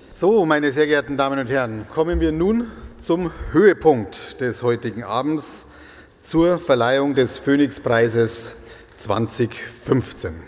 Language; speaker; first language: German; native; German